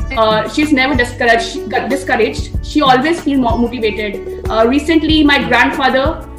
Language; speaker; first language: English; non-native, local second language; Hindi